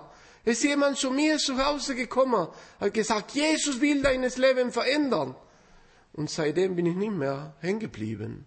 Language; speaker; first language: German; non-native, fluent; Spanish